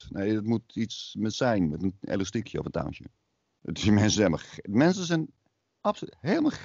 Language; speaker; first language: Dutch; native; Dutch